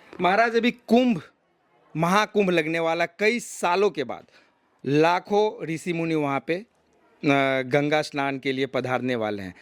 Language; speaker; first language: Hindi; native; Hindi